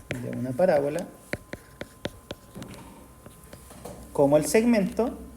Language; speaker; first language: Spanish; native; Spanish